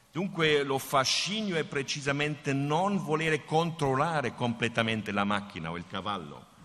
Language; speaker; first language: Italian; non-native, fluent; German